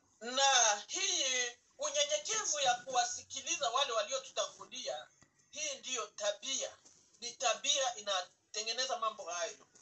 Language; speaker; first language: Swahili; native; Swahili